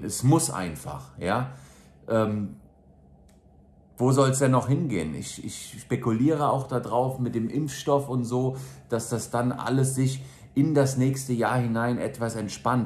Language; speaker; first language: German; native; German